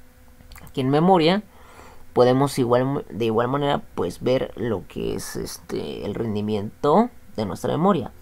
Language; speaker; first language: Spanish; native; Spanish